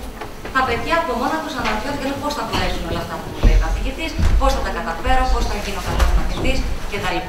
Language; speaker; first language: Greek; native; Greek